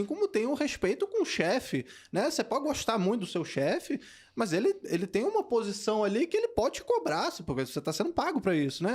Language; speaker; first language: Portuguese; native; Portuguese